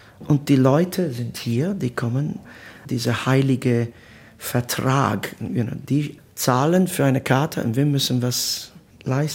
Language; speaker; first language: German; non-native, learner; Italian